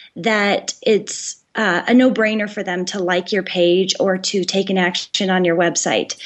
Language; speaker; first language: English; native; English